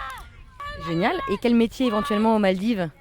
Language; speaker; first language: French; native; French